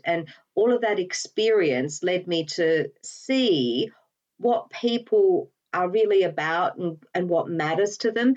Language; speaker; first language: English; native; English